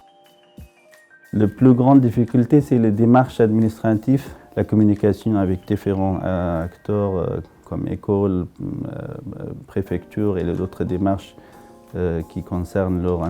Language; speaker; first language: French; non-native, fluent; Pashto